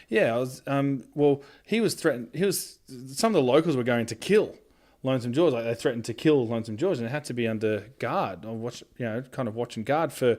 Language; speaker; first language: English; native; English